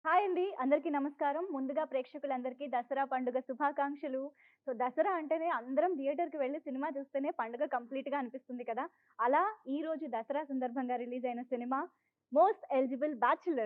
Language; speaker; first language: Telugu; native; Telugu